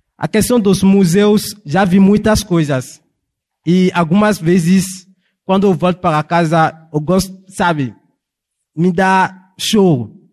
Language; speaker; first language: Portuguese; non-native, fluent; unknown